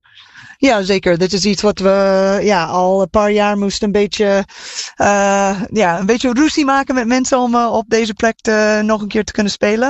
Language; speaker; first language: Dutch; non-native, fluent; English